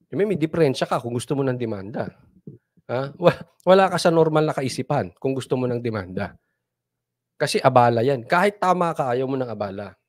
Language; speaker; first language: Filipino; native; Filipino